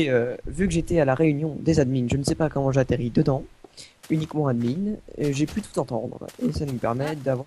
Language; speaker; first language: French; native; French